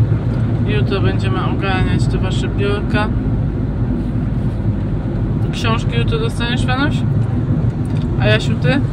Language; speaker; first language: Polish; native; Polish